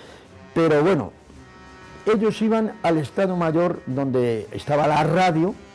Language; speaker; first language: Spanish; native; Spanish